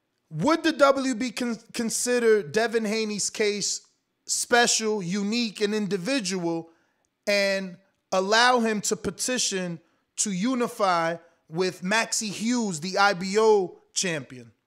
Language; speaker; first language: English; native; English